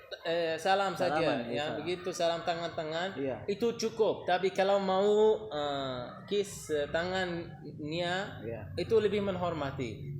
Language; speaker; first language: Indonesian; non-native, learner; Arabic